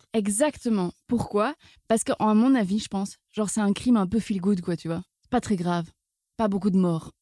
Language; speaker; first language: French; native; French